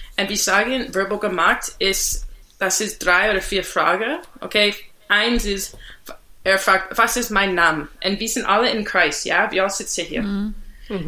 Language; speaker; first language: German; non-native, learner; English